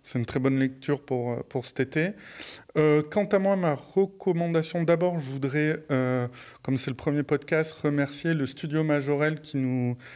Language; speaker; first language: French; native; French